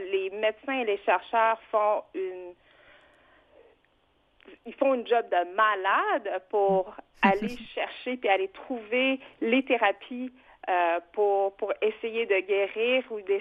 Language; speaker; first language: French; early bilingual, other home language; Vietnamese